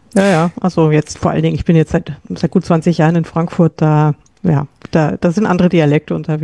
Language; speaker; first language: German; native; German